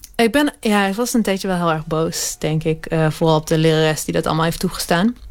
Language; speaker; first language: Dutch; early bilingual, other home language; Hebrew